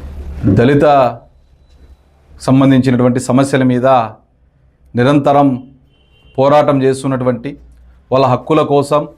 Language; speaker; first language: Telugu; native; Telugu